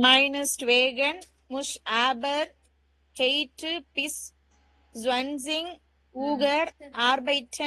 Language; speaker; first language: German; non-native, learner; Tamil